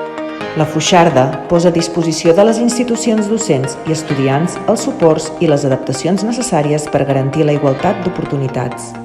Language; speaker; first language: Catalan; native; Catalan